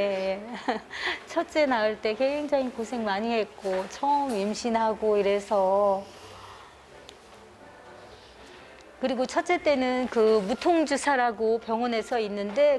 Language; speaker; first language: Korean; native; Korean